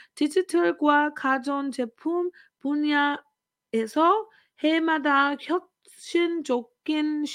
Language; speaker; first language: Korean; non-native, learner; English